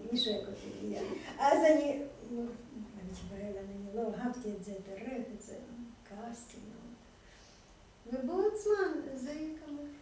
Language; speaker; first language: Hebrew; non-native, fluent; Russian